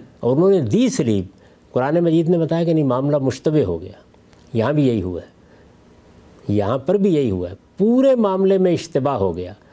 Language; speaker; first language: Urdu; non-native, local second language; Punjabi